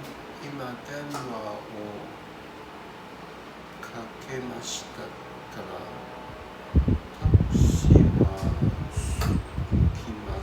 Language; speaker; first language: Japanese; non-native, learner; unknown